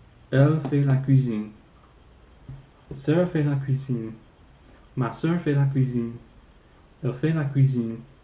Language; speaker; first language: French; non-native, fluent; English